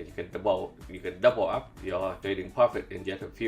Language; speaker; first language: English; non-native, fluent; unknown